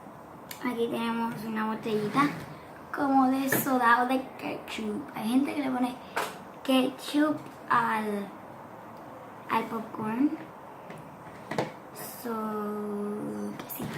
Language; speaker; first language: Spanish; early bilingual, heritage; Spanish